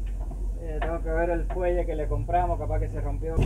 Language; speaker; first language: Spanish; native; Spanish